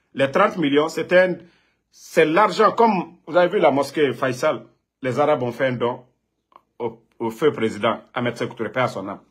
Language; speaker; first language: French; non-native, local second language; Mandingo